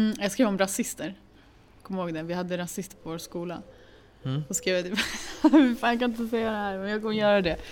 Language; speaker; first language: Swedish; early bilingual, other home language; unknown